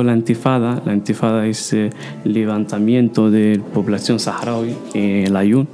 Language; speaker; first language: Spanish; non-native, fluent; Arabic